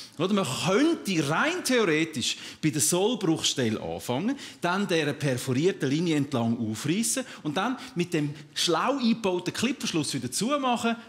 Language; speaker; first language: German; native; German